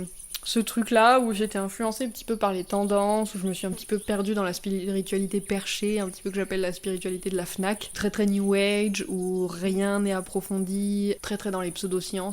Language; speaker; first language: French; native; French